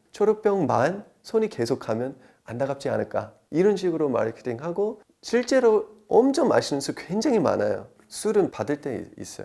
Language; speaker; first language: Korean; non-native, fluent; English